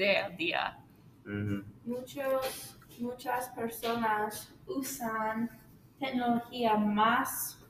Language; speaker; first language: Spanish; non-native, learner; English